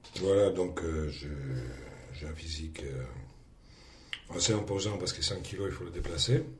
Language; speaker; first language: French; non-native, fluent; Greek